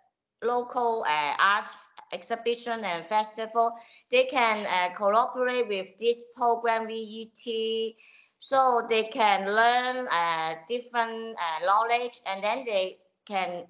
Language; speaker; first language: English; non-native, local second language; Cantonese